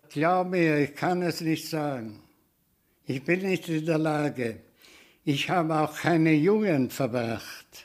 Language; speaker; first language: German; native; German